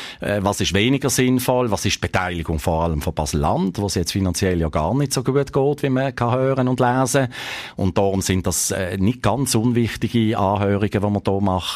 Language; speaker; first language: German; native; German